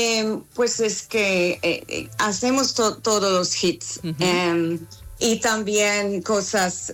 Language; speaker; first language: Spanish; non-native, learner; English